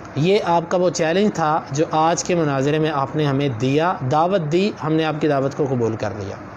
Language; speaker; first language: Urdu; non-native, local second language; Punjabi